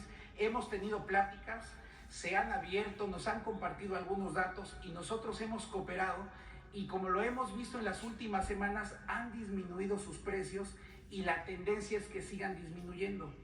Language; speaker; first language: Spanish; native; Spanish